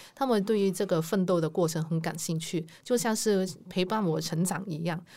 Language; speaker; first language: Chinese; non-native, local second language; Cantonese